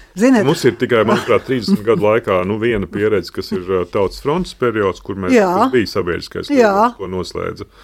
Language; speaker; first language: Latvian; native; Latvian